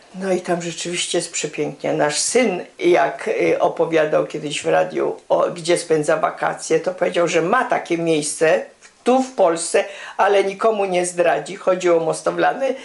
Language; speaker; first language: Polish; native; Polish